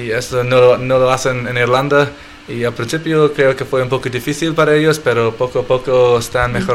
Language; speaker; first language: Spanish; non-native, fluent; English